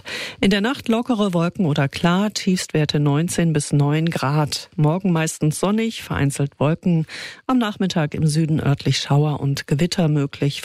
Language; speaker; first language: German; native; German